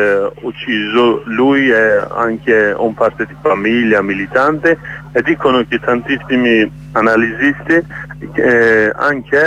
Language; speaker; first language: Italian; non-native, learner; Kurdish